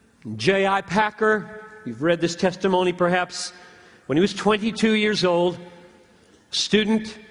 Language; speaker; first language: English; native; English